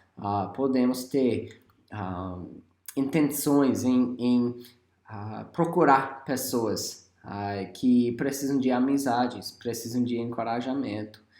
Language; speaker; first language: Portuguese; non-native, fluent; English